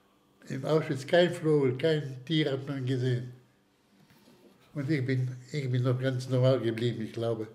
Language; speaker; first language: German; non-native, fluent; Slovak